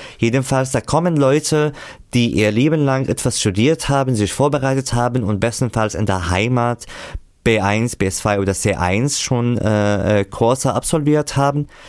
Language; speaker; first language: German; non-native, fluent; Arabic